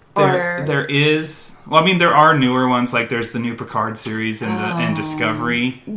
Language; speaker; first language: English; native; English